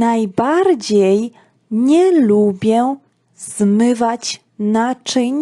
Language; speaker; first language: Polish; non-native, fluent; Georgian